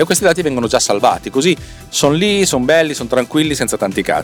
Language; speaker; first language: Italian; native; Italian